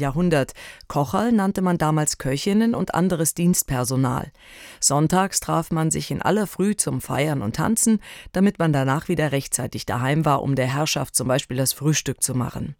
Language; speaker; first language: German; native; German